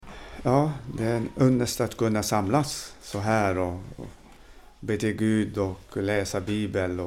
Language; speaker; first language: Swedish; non-native, fluent; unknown